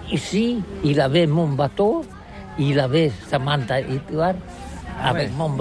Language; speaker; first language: French; non-native, learner; Catalan